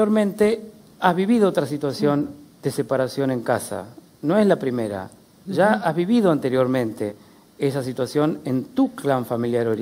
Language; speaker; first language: Spanish; native; Spanish